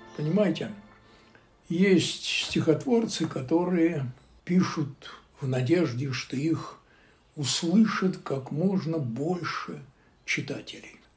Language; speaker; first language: Russian; native; Russian